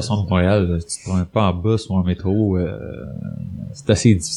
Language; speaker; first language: French; native; French